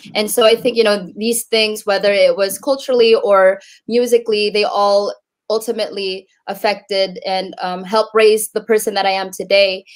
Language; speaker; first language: English; native; English